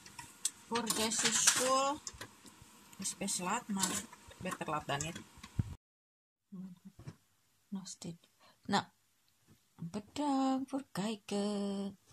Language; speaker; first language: Dutch; non-native, learner; Indonesian